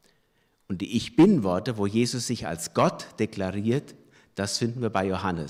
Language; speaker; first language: German; native; German